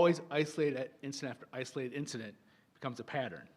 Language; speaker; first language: English; native; English